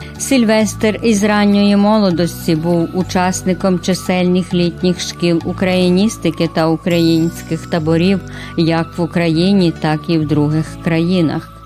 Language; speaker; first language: Ukrainian; early bilingual, heritage; Ukrainian